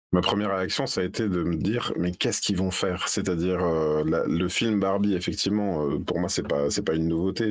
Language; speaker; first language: French; native; French